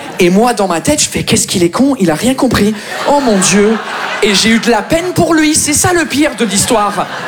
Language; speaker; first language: French; non-native, fluent; English